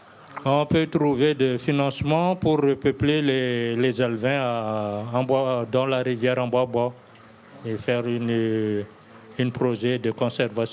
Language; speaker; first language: French; non-native, local second language; Malagasy